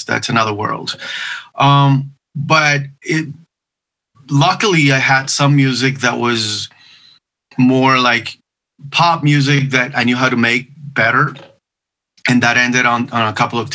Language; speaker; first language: English; non-native, fluent; Spanish